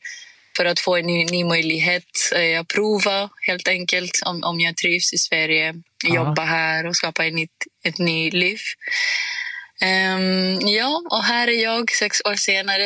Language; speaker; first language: Swedish; non-native, fluent; Greek